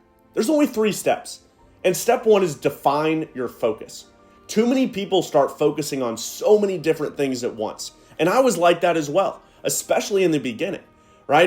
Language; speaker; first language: English; native; English